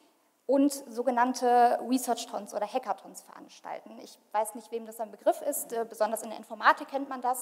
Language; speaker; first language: German; native; German